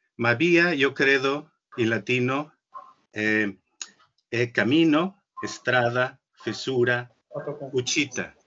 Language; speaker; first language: Italian; non-native, learner; Spanish